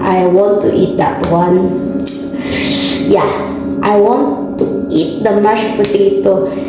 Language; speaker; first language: English; non-native, learner; Filipino